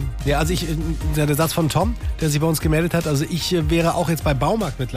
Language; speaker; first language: German; native; German